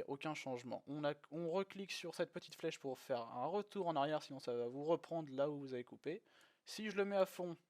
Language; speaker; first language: French; native; French